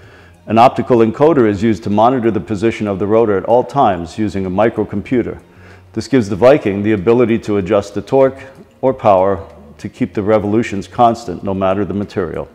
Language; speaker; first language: English; native; English